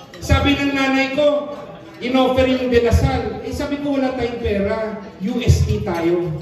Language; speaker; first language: Filipino; native; Filipino